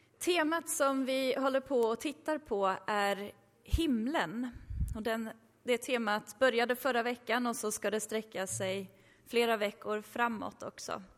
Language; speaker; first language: Swedish; early bilingual, other home language; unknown